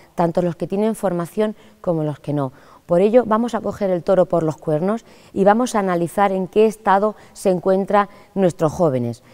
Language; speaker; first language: Spanish; native; Spanish